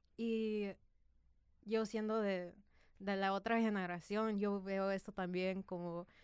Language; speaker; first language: Spanish; early bilingual, other home language; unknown